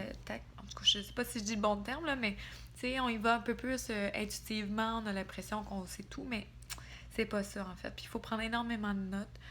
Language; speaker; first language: French; native; French